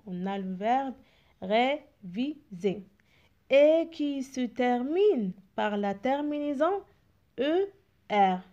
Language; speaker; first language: French; non-native, local second language; Arabic